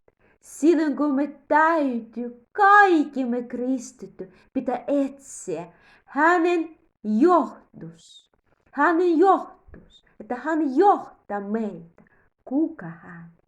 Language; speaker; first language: Finnish; non-native, learner; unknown